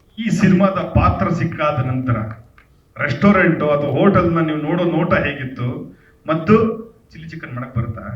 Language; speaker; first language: Kannada; native; Kannada